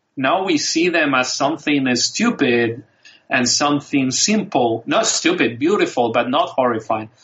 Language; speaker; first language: English; non-native, fluent; Spanish